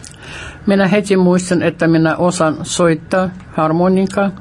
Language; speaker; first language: Finnish; non-native, fluent; Russian